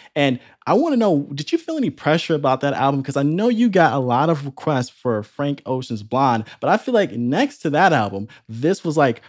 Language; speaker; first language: English; native; English